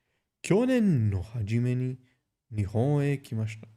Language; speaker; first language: Japanese; non-native, learner; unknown